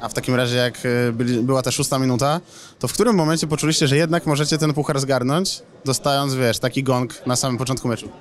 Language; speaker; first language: Polish; native; Polish